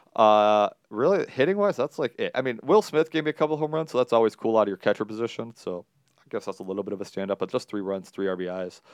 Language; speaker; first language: English; native; English